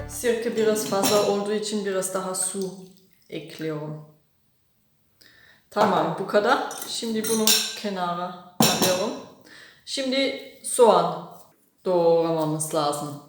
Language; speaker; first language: Turkish; non-native, fluent; German